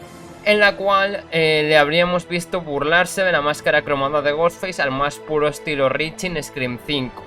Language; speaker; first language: Spanish; native; Spanish